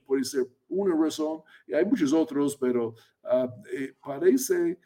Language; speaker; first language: Spanish; non-native, fluent; English